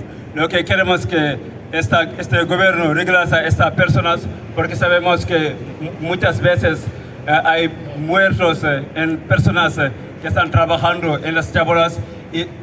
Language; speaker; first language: Spanish; non-native, fluent; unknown